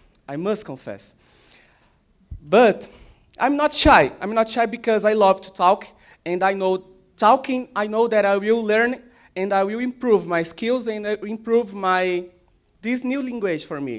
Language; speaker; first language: English; non-native, learner; Portuguese